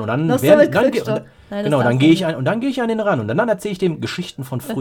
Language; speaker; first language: German; native; German